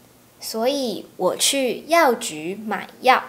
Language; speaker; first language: Chinese; native; Chinese